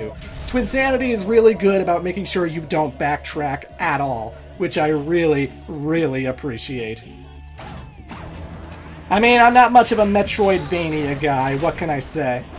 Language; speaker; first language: English; native; English